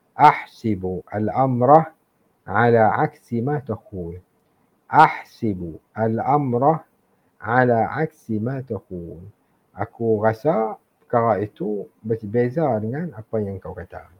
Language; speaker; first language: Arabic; non-native, fluent; Malay